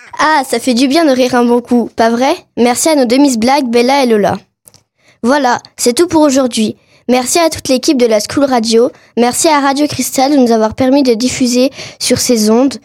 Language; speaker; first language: French; native; French